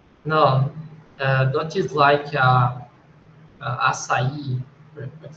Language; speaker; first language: English; non-native, learner; Portuguese